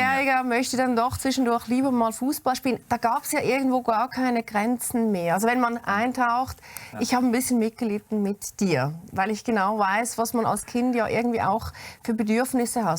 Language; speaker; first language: German; native; German